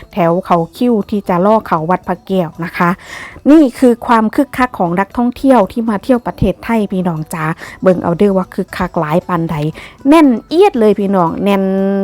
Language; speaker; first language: Thai; native; Thai